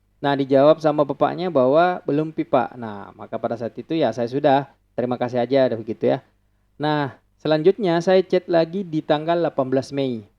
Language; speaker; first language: Indonesian; non-native, local second language; Buginese